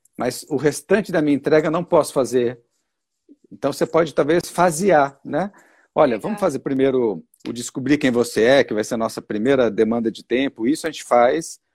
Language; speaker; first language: Portuguese; native; Portuguese